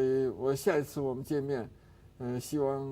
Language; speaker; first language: Chinese; non-native, fluent; Russian